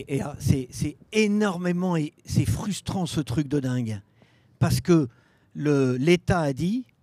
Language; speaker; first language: French; native; French